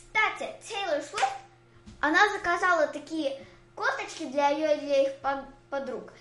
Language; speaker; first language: Russian; early bilingual, heritage; Russian